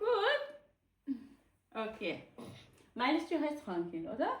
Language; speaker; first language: German; non-native, learner; French